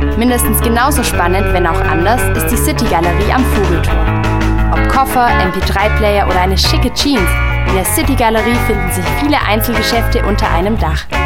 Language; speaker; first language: German; native; German